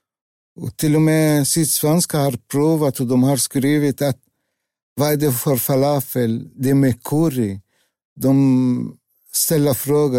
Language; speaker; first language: Swedish; non-native, learner; Arabic